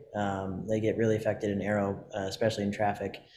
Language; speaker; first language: English; native; English